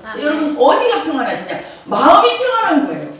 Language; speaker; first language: Korean; native; Korean